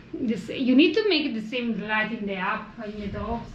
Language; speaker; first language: English; non-native, learner; Spanish